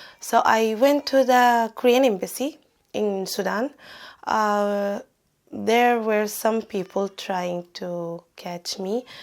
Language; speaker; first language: English; non-native, fluent; Arabic